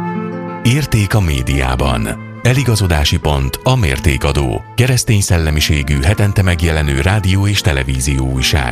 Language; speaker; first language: Hungarian; native; Hungarian